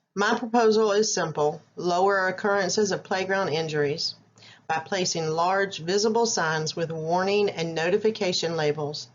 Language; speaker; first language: English; native; English